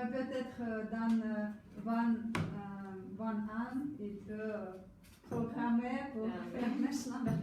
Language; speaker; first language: French; non-native, learner; Russian